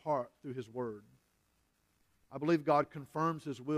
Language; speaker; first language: English; native; English